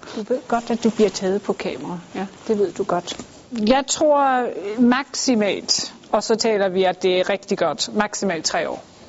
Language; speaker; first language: Danish; early bilingual, heritage; Danish